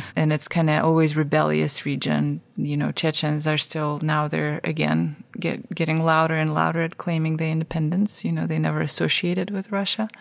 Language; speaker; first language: English; non-native, fluent; Russian